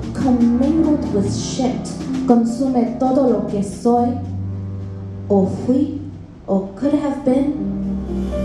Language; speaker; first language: English; early bilingual, other home language; Spanish